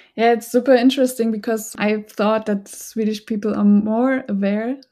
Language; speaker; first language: English; non-native, fluent; German